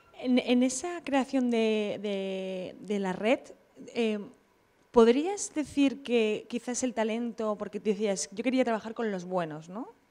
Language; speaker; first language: Spanish; native; Spanish